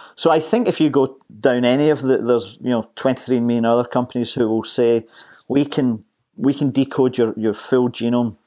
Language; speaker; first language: English; native; English